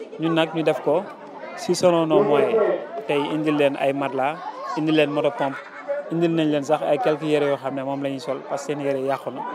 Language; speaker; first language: Wolof; native; Wolof